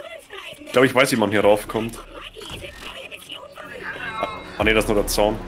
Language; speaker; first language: German; native; German